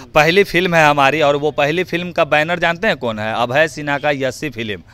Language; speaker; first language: Hindi; native; Hindi